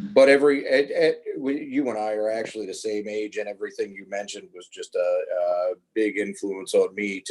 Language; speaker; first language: English; native; English